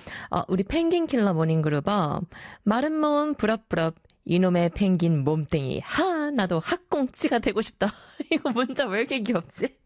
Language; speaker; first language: Korean; early bilingual, heritage; Korean